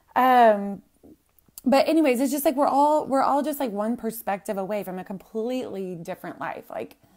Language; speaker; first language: English; native; English